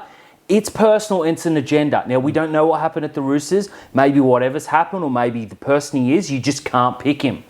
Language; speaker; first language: English; native; English